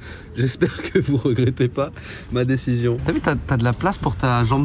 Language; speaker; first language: French; native; French